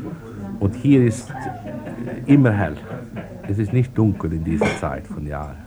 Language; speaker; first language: German; non-native, learner; Swedish